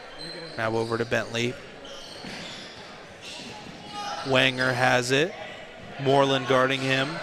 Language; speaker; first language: English; native; English